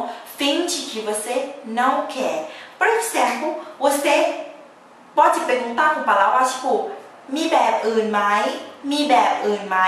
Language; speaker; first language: Portuguese; non-native, learner; Thai